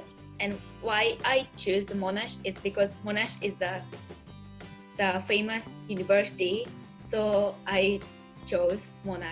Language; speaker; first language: English; non-native, learner; Japanese